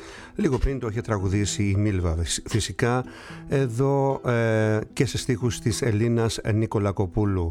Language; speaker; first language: Greek; native; Greek